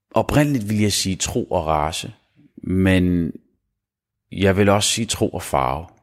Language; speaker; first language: Danish; early bilingual, other home language; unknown